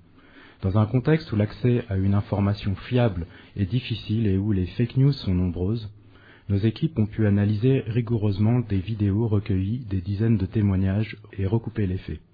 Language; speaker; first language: French; native; French